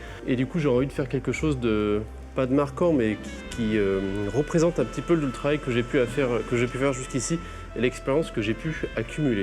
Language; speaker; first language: French; native; French